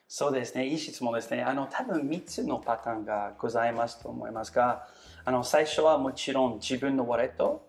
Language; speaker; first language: Japanese; non-native, fluent; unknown